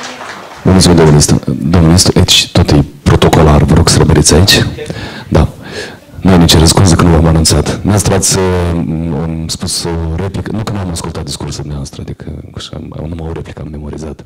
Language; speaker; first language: Romanian; native; Romanian